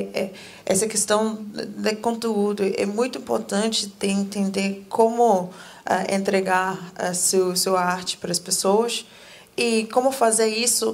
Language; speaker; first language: Portuguese; non-native, fluent; English